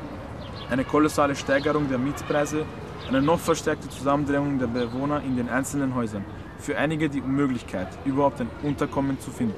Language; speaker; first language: German; native; German